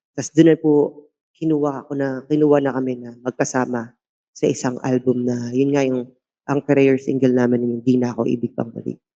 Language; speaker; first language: Filipino; native; Filipino